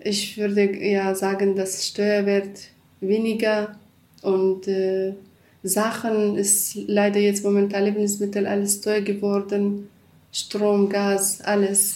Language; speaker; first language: German; non-native, learner; Kurdish